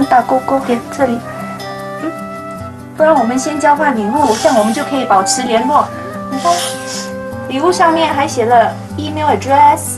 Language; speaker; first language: Chinese; native; Chinese